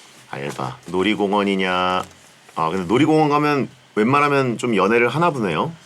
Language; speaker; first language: Korean; native; Korean